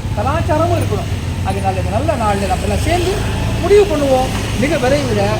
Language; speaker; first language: Tamil; non-native, local second language; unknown